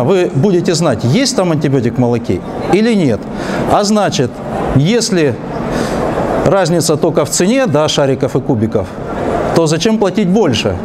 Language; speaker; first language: Russian; native; Russian